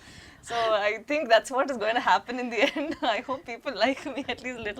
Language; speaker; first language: Telugu; non-native, local second language; Tamil